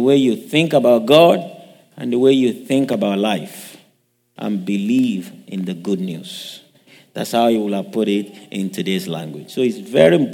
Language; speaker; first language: English; non-native, local second language; Yoruba